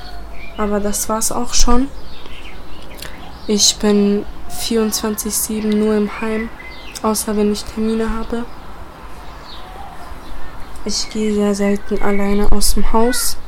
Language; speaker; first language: German; early bilingual, other home language; Bosnian